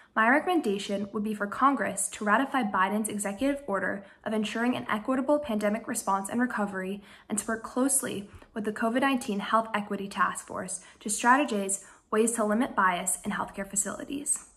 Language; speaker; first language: English; native; English